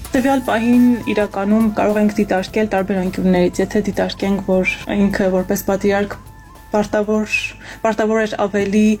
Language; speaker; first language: Armenian; native; Armenian